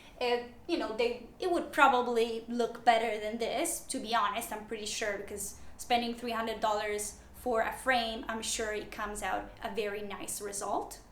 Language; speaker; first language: English; non-native, fluent; Italian